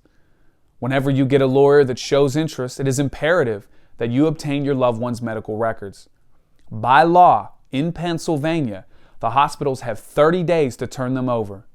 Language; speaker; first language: English; native; English